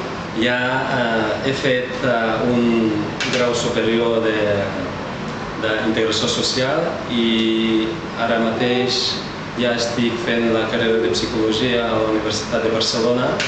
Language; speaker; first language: Catalan; non-native, fluent; Bulgarian